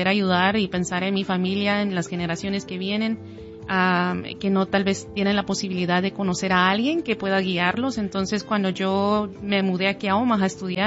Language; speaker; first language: Spanish; native; Spanish